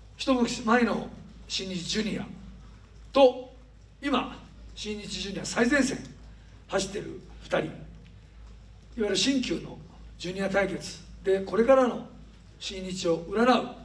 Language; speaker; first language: Japanese; native; Japanese